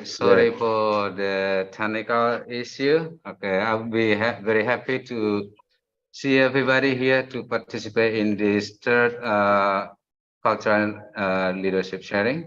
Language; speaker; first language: English; non-native, fluent; Indonesian